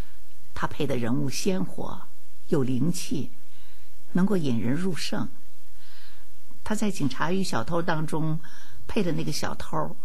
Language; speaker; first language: Chinese; native; Chinese